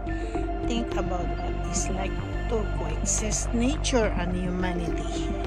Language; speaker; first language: English; non-native, local second language; Filipino